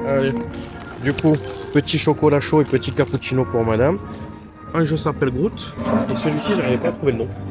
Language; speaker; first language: French; native; French